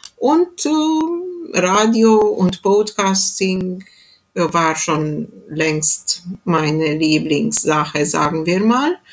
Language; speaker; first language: German; non-native, fluent; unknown